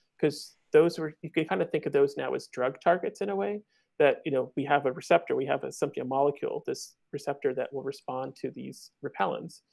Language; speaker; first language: English; native; English